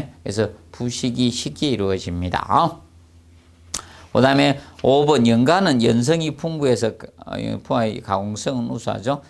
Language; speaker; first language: Korean; native; Korean